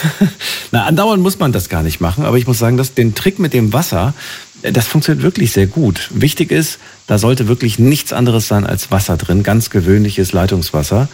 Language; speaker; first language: German; native; German